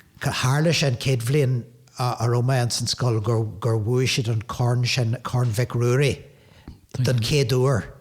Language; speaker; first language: Irish; non-native, local second language; English